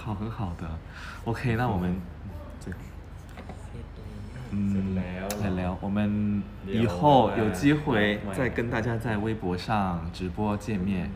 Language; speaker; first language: Chinese; non-native, fluent; Thai